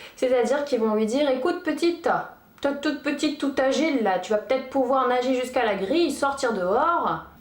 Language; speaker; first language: French; early bilingual, other home language; Portuguese